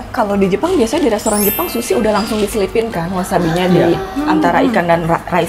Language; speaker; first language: Indonesian; native; Indonesian